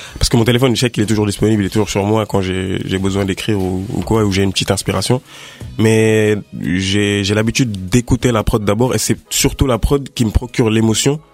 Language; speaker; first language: French; non-native, local second language; Wolof